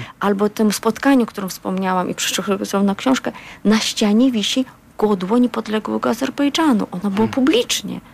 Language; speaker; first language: Polish; non-native, fluent; Azerbaijani